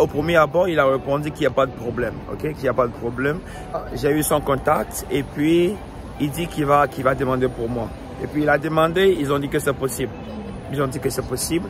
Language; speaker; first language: French; non-native, local second language; Ewe